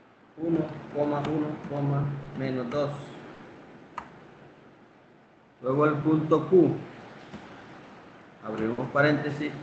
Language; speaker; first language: Spanish; native; Spanish